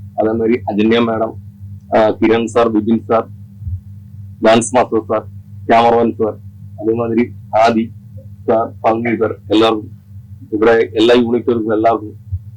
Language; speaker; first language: Tamil; non-native, learner; Malayalam